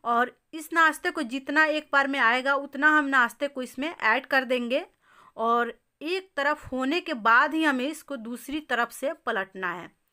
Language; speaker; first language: Hindi; native; Hindi